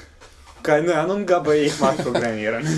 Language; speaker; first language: German; non-native, fluent; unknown